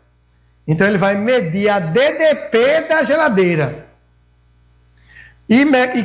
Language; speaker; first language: Portuguese; native; Portuguese